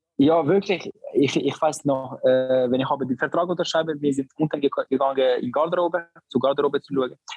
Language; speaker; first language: German; non-native, learner; Albanian